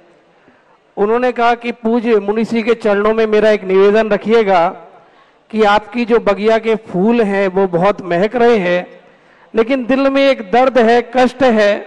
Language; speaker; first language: Hindi; native; Hindi